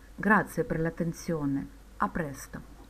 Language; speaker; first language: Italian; non-native, fluent; Ukrainian